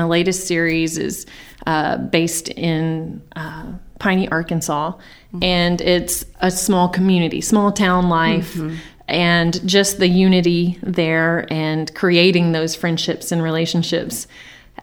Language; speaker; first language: English; native; English